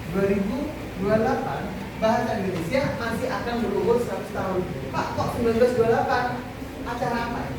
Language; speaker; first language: Indonesian; non-native, local second language; Javanese